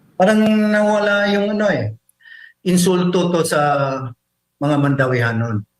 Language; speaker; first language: Filipino; non-native, local second language; Cebuano